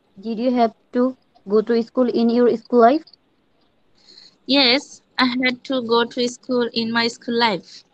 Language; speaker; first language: English; non-native, learner; Bangla